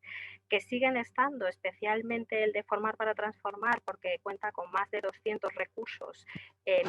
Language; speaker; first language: Spanish; native; Spanish